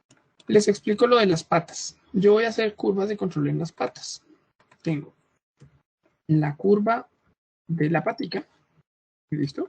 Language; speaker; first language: Spanish; native; Spanish